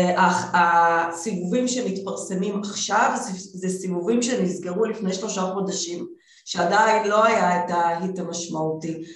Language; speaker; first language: Hebrew; native; Hebrew